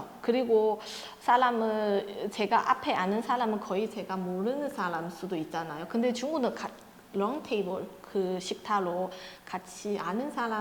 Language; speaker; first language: Korean; non-native, fluent; Chinese